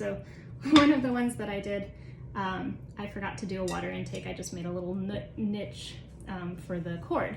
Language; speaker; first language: English; native; English